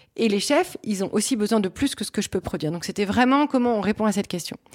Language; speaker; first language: French; native; French